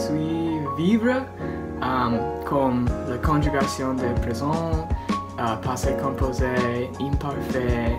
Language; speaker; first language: French; non-native, learner; English